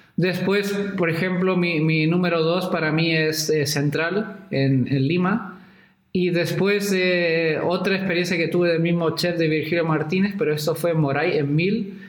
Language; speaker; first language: Spanish; native; Spanish